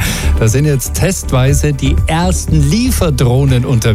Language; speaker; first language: German; native; German